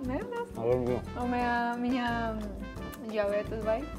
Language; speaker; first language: Portuguese; non-native, fluent; Spanish